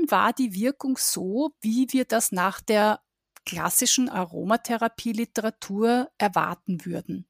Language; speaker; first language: German; native; German